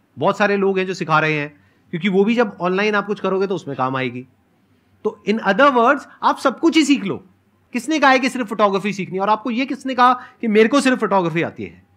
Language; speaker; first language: Hindi; native; Hindi